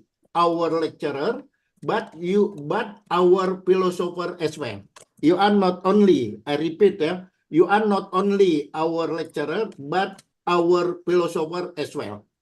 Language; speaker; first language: English; non-native, learner; Indonesian